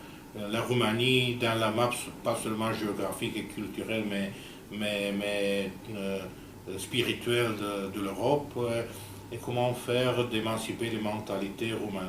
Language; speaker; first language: French; non-native, fluent; Romanian